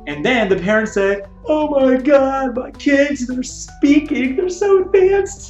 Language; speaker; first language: English; native; English